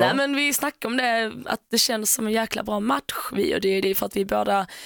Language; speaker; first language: Swedish; native; Swedish